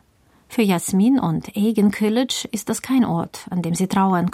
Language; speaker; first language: German; native; German